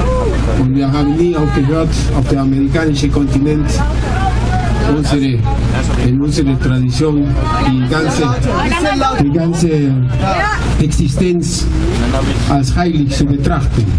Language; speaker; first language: German; non-native, fluent; Spanish